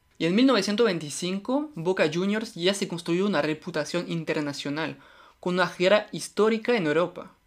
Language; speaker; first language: Spanish; non-native, fluent; French